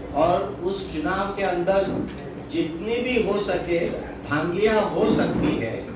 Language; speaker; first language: Hindi; non-native, local second language; Marathi